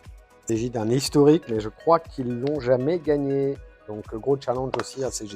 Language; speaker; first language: French; native; French